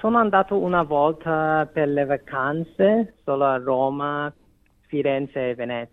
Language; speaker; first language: Italian; non-native, fluent; Korean